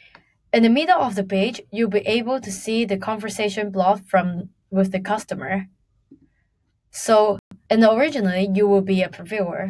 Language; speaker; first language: English; non-native, fluent; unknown